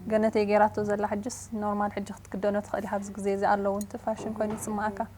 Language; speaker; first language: Tigrinya; native; Tigrinya